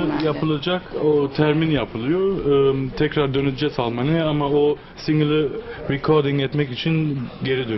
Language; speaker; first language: Turkish; early bilingual, heritage; Turkish